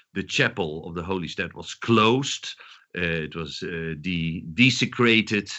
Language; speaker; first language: English; non-native, fluent; Dutch